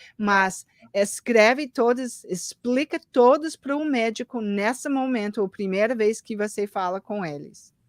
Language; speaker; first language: Portuguese; early bilingual, heritage; English